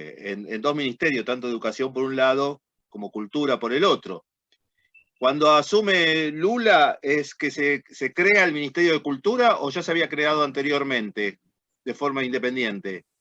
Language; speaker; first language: Spanish; native; Spanish